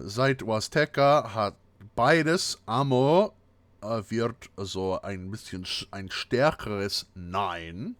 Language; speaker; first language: German; non-native, fluent; English